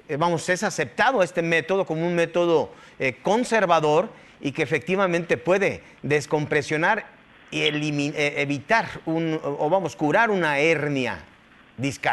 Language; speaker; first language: Spanish; native; Spanish